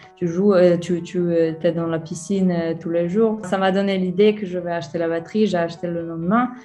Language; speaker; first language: French; non-native, learner; Croatian